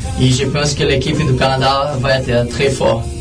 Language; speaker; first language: French; non-native, learner; Portuguese